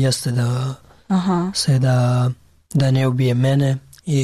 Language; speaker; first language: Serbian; non-native, learner; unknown